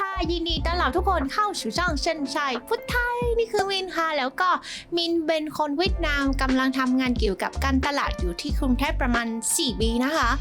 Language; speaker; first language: Thai; non-native, fluent; Vietnamese